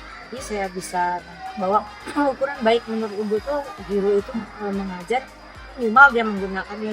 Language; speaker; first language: Indonesian; native; Indonesian